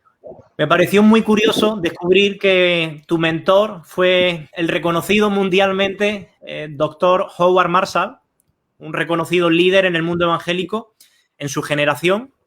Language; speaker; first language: Spanish; native; Spanish